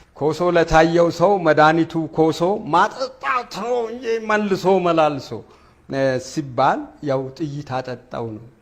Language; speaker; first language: Amharic; non-native, local second language; Wolaytta